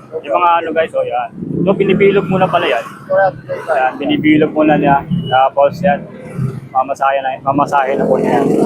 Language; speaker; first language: Filipino; native; Filipino